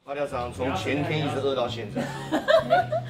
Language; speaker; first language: Chinese; native; Chinese